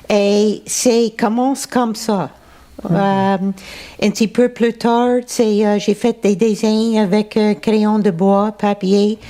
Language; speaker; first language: French; non-native, local second language; English